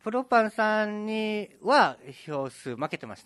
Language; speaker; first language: Japanese; native; Japanese